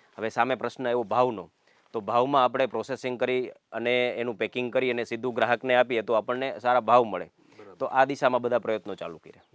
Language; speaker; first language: Gujarati; native; Gujarati